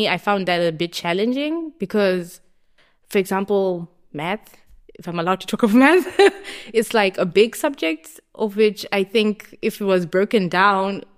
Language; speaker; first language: English; non-native, local second language; Shona